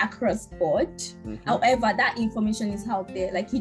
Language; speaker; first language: English; non-native, local second language; Yoruba